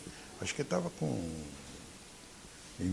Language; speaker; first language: Portuguese; non-native, fluent; Arabic